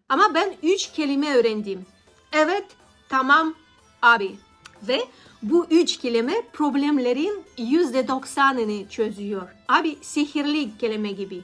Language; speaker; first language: Turkish; non-native, learner; Russian